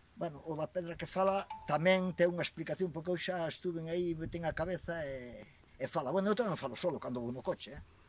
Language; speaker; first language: Galician; native; Galician